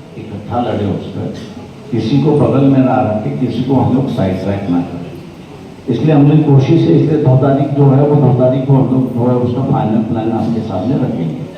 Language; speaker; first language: Hindi; non-native, local second language; Marathi